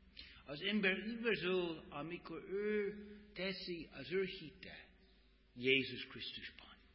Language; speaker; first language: Hungarian; non-native, fluent; English